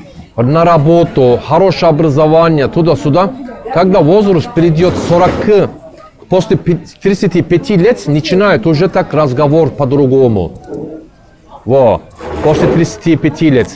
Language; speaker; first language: Russian; non-native, learner; Turkish